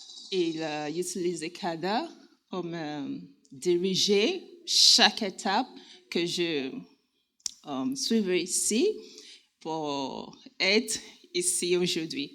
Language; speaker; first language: French; non-native, learner; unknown